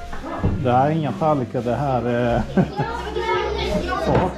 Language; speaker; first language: Swedish; native; Swedish